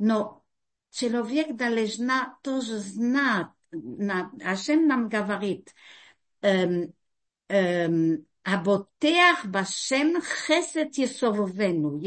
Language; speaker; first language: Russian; early bilingual, heritage; Russian